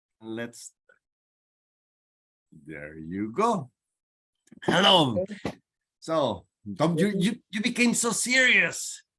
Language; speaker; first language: English; non-native, fluent; Spanish